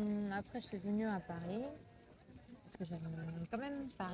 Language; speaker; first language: French; non-native, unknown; Korean